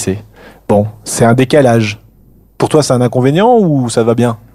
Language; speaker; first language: French; native; French